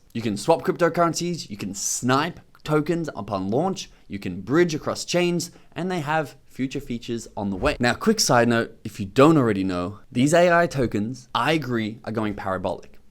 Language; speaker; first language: English; native; English